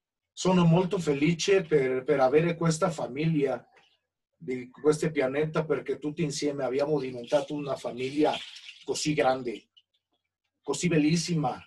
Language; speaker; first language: Italian; non-native, learner; Spanish